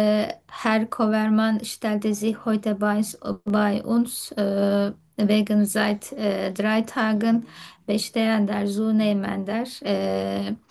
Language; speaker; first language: German; non-native, fluent; Turkish